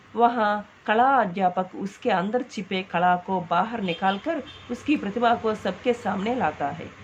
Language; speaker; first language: Hindi; non-native, local second language; Telugu